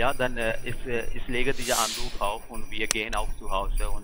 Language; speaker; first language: German; non-native, learner; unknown